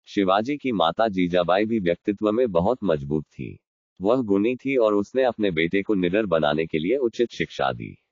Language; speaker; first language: Hindi; non-native, local second language; Marathi